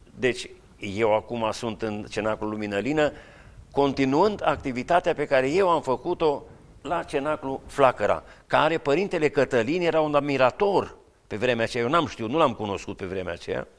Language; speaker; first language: Romanian; native; Romanian